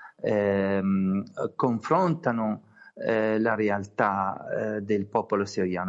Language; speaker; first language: Italian; non-native, learner; Arabic